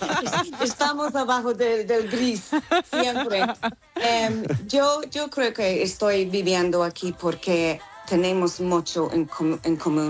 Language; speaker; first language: Spanish; non-native, fluent; English